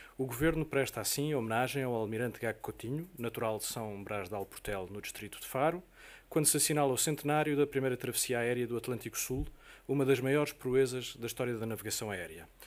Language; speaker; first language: Portuguese; native; Portuguese